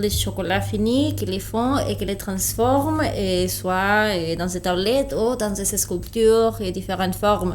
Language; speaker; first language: French; non-native, fluent; Spanish